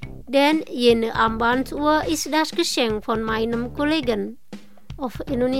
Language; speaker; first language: German; non-native, fluent; Indonesian